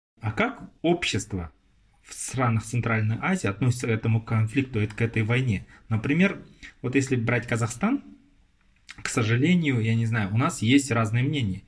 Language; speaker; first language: Russian; non-native, local second language; Kazakh